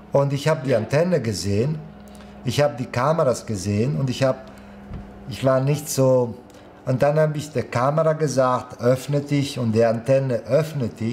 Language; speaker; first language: German; non-native, fluent; Italian